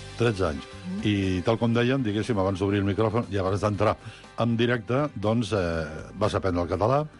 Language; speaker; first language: Catalan; native; Catalan